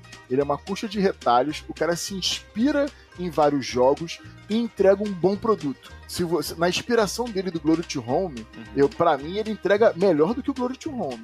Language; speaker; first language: Portuguese; native; Portuguese